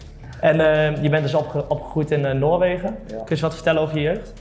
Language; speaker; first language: Dutch; native; Dutch